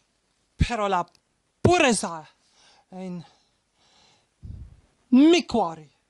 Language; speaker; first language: Italian; non-native, learner; German